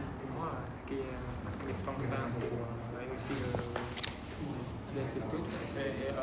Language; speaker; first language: French; non-native, learner; Khmer